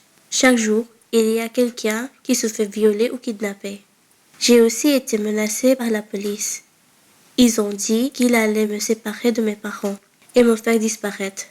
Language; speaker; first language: French; early bilingual, other home language; Bangla